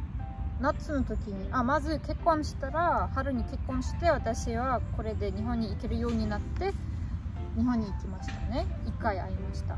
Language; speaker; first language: Japanese; non-native, learner; German